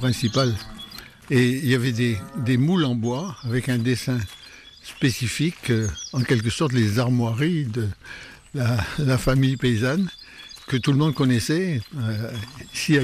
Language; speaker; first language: French; native; French